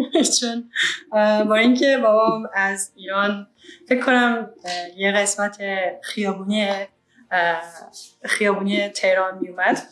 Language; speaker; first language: Persian; early bilingual, heritage; English